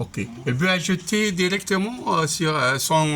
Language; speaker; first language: French; non-native, fluent; Arabic